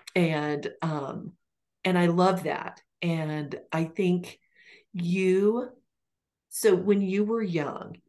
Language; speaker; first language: English; native; English